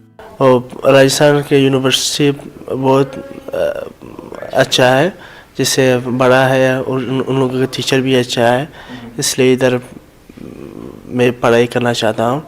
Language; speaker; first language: Hindi; non-native, learner; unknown